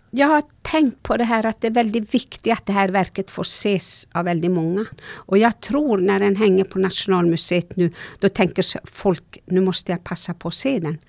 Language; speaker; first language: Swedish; non-native, local second language; Northern Sami